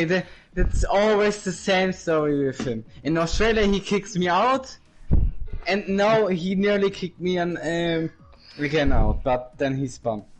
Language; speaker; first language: English; non-native, learner; Italian